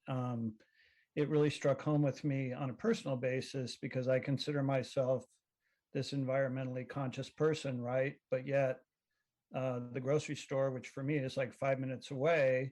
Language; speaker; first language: English; native; English